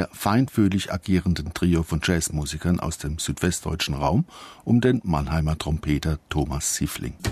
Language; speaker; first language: German; native; German